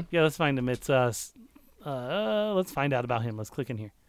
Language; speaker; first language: English; early bilingual, other home language; Slovenian